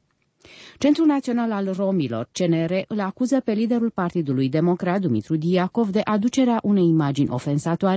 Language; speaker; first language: Romanian; native; Romanian